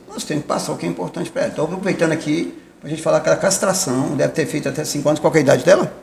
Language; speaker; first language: Portuguese; native; Portuguese